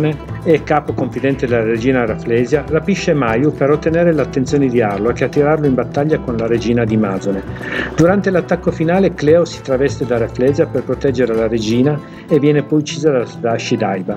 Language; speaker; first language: Italian; native; Italian